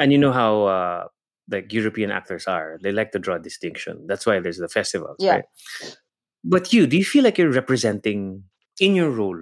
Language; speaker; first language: English; non-native, local second language; Cebuano